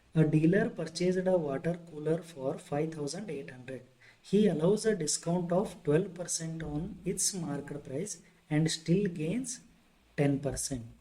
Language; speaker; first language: English; non-native, local second language; Kannada